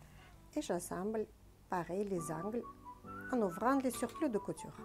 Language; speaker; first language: French; non-native, fluent; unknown